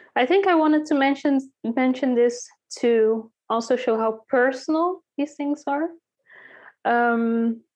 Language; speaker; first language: English; early bilingual, heritage; Dutch